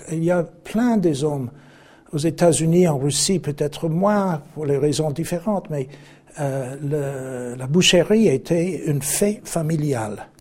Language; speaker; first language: French; non-native, fluent; English